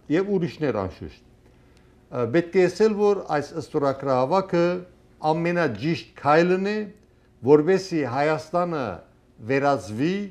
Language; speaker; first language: Armenian; early bilingual, heritage; Armenian